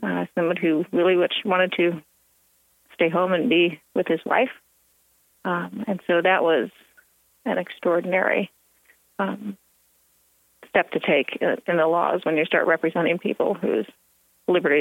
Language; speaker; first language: English; native; English